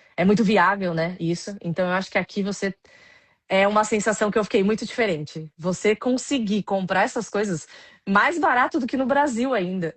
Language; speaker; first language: Portuguese; native; Portuguese